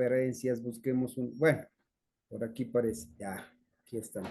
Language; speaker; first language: Spanish; native; Spanish